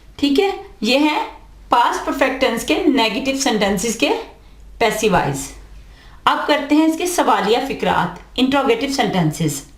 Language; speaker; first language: Urdu; native; Urdu